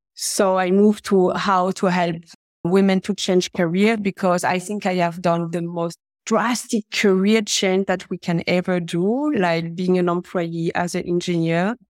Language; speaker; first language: English; non-native, fluent; French